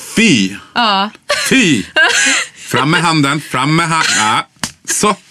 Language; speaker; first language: Swedish; early bilingual, other home language; English